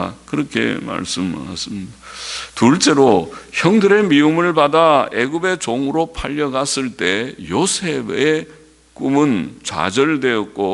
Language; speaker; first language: Korean; native; Korean